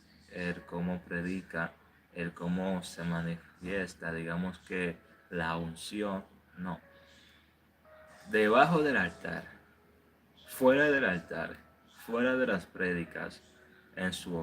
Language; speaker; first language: Spanish; native; Spanish